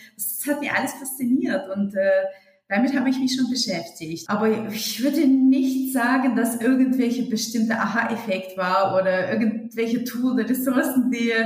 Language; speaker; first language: German; non-native, fluent; Russian